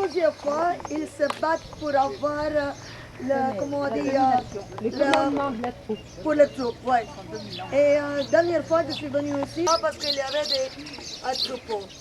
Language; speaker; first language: French; non-native, fluent; Hindi